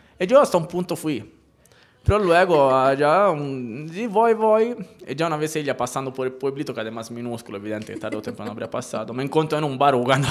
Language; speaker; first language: Spanish; non-native, fluent; Italian